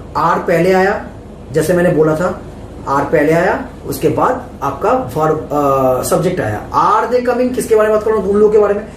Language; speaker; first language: Hindi; non-native, local second language; Bangla